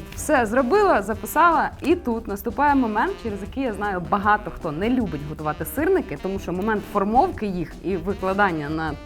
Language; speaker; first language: Ukrainian; native; Ukrainian